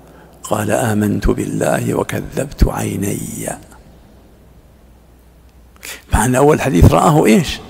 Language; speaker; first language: Arabic; native; Arabic